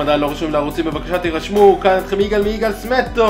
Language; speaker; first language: Hebrew; native; Hebrew